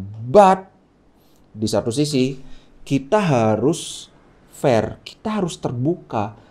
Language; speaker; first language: Indonesian; native; Indonesian